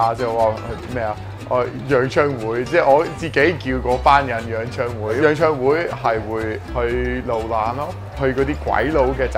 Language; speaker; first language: Chinese; non-native, fluent; English